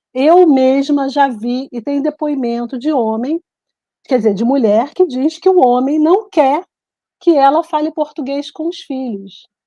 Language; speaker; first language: Portuguese; native; Portuguese